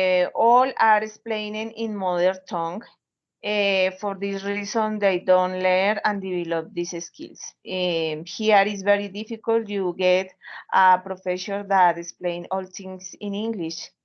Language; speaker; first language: English; non-native, learner; Spanish